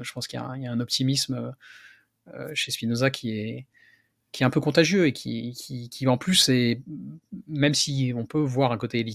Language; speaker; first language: French; native; French